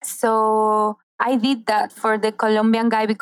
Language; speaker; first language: English; non-native, fluent; Spanish